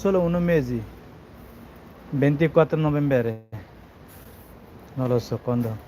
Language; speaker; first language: Italian; non-native, learner; Bangla